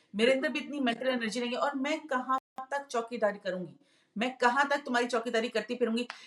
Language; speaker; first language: Urdu; native; Urdu